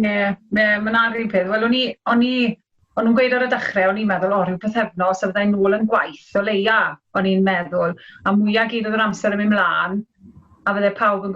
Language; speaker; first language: Welsh; native; Welsh